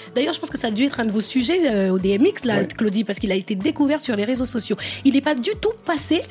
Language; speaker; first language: French; native; French